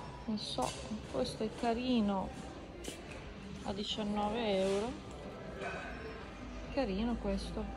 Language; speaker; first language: Italian; non-native, fluent; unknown